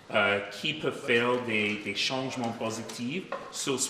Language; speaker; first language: French; non-native, local second language; English